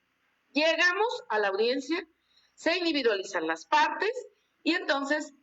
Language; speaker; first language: Spanish; native; Spanish